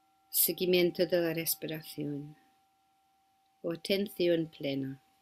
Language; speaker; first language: Spanish; non-native, fluent; English